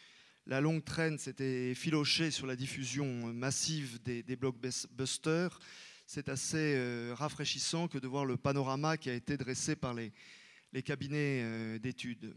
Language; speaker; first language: French; native; French